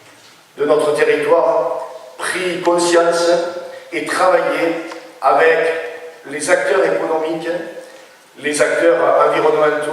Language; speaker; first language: French; native; French